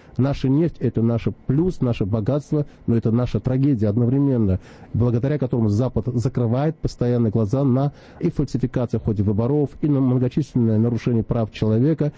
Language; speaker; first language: Russian; non-native, local second language; Azerbaijani